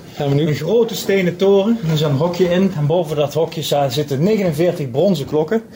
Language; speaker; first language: Dutch; native; Dutch